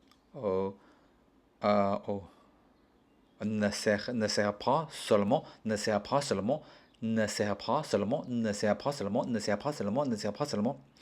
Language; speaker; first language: French; non-native, learner; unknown